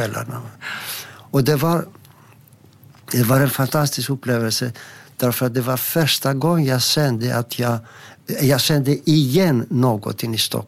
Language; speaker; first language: Swedish; non-native, fluent; Greek